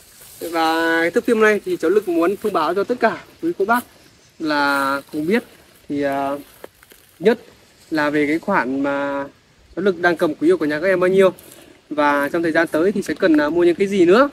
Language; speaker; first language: Vietnamese; native; Vietnamese